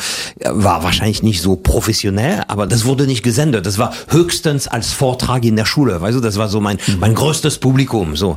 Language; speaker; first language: German; non-native, fluent; French